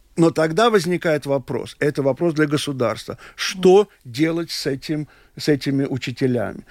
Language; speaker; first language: Russian; non-native, local second language; Latvian